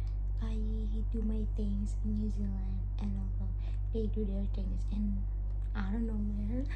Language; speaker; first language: English; non-native, local second language; Indonesian